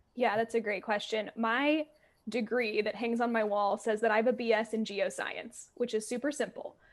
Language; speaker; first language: English; native; English